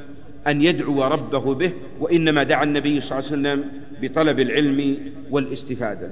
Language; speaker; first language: Arabic; native; Arabic